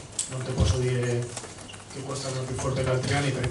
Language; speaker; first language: Italian; non-native, fluent; Spanish